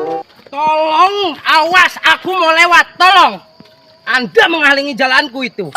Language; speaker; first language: Indonesian; non-native, local second language; Sundanese